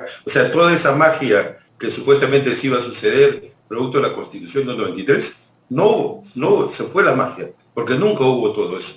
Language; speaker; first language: Spanish; native; Spanish